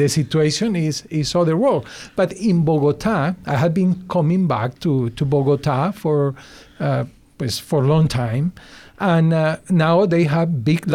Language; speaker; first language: English; non-native, learner; Spanish